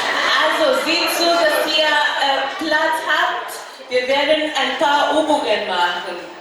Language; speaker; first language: German; non-native, fluent; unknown